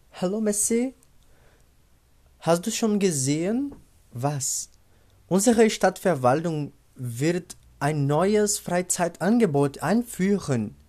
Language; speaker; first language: German; non-native, learner; Portuguese